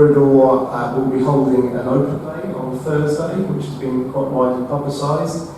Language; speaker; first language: English; native; English